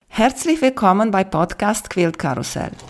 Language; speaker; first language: German; non-native, learner; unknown